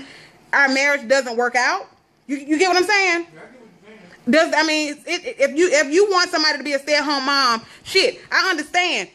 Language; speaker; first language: English; native; English